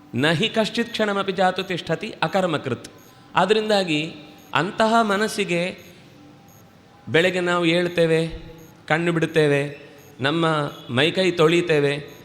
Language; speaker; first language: Kannada; non-native, local second language; Tulu